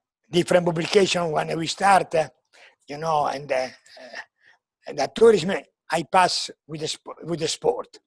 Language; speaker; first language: English; non-native, learner; Italian